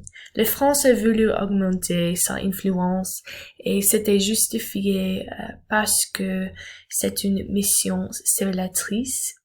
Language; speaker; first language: French; non-native, learner; English